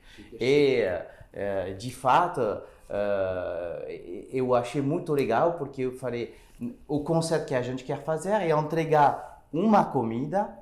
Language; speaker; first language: Portuguese; non-native, fluent; French